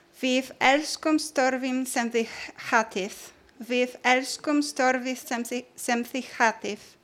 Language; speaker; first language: Icelandic; non-native, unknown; Polish